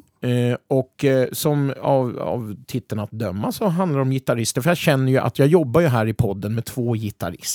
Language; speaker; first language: Swedish; native; Swedish